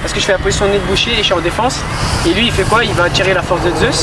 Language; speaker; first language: French; native; French